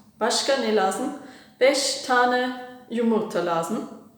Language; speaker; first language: Turkish; non-native, learner; German